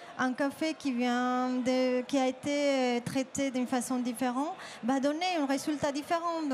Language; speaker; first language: French; non-native, fluent; Spanish